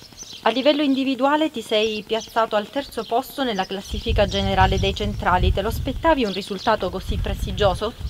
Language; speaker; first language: Italian; native; Italian